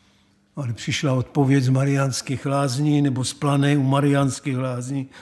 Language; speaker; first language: Czech; native; Czech